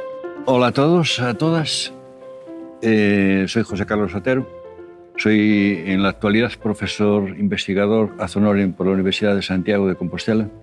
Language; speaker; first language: Spanish; native; Spanish